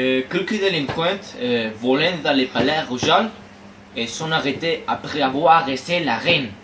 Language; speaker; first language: French; non-native, learner; Spanish